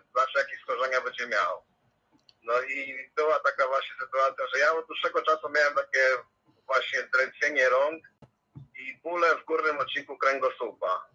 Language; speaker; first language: Polish; native; Polish